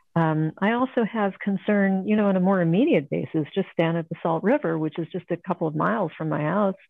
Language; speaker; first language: English; native; English